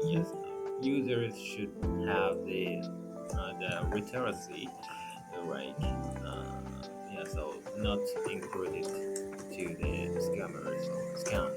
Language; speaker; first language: English; non-native, learner; Japanese